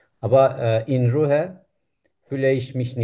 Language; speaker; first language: German; non-native, learner; Turkish